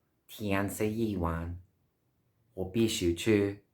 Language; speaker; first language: Chinese; non-native, learner; English